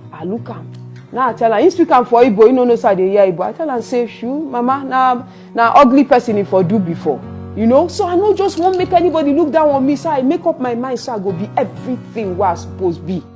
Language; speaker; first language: Nigerian Pidgin; non-native, local second language; Igbo